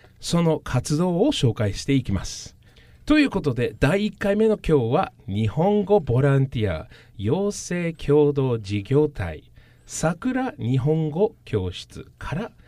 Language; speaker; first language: Japanese; non-native, fluent; English